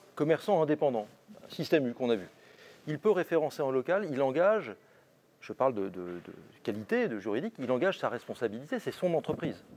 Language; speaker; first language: French; native; French